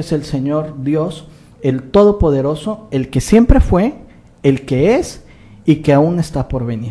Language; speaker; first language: Spanish; native; Spanish